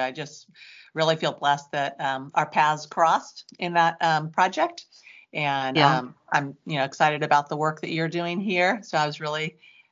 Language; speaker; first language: English; native; English